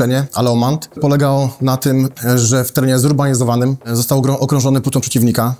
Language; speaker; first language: Polish; native; Polish